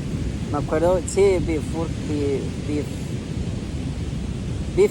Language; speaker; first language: Spanish; native; Spanish